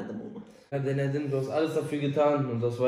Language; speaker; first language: German; early bilingual, other home language; Turkish